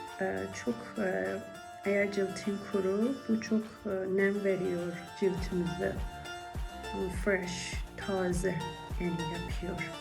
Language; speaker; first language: Turkish; non-native, learner; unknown